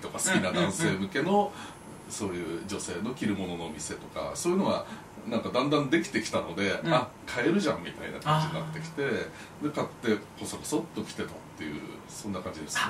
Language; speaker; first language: Japanese; native; Japanese